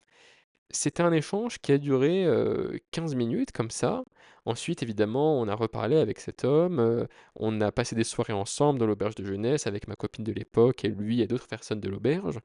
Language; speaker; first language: French; native; French